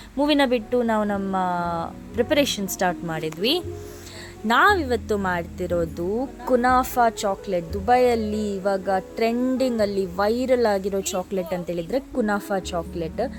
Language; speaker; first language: Kannada; non-native, local second language; Konkani